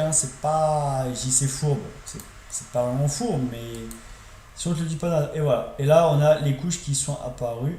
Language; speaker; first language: French; native; French